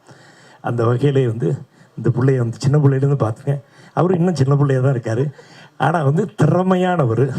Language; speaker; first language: Tamil; native; Tamil